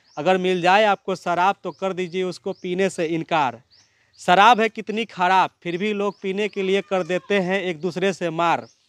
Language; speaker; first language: Hindi; native; Hindi